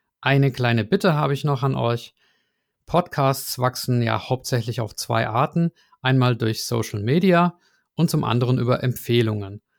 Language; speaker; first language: German; native; German